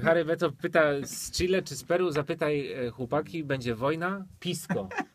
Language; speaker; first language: Polish; native; Polish